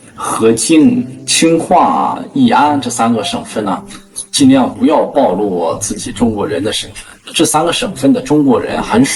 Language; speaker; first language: Chinese; native; Chinese